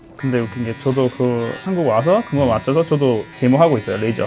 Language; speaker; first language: Korean; non-native, fluent; English